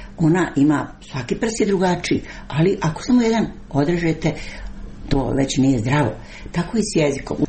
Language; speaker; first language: Croatian; native; Croatian